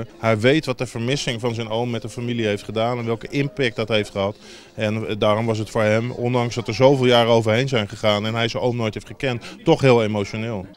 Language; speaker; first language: Dutch; native; Dutch